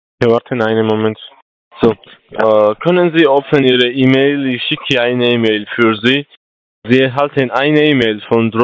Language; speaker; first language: German; non-native, learner; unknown